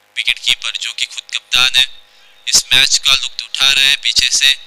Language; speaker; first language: Hindi; non-native, local second language; Marathi